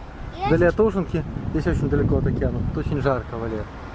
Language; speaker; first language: Russian; native; Russian